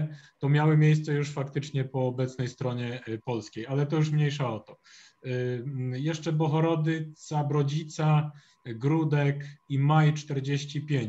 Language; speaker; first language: Polish; native; Polish